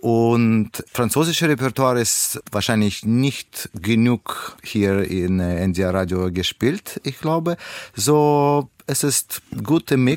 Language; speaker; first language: German; non-native, learner; Russian